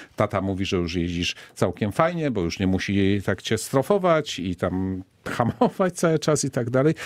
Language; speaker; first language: Polish; native; Polish